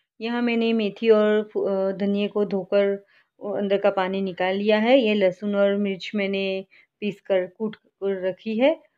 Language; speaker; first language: Hindi; non-native, local second language; Gujarati